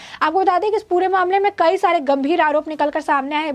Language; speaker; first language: Hindi; native; Hindi